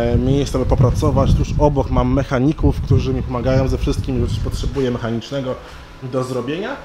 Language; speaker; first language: Polish; early bilingual, other home language; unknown